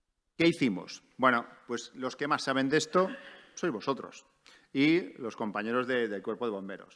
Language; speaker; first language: Spanish; native; Spanish